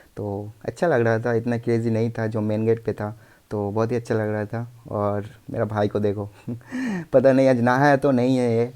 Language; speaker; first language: Hindi; non-native, local second language; Bangla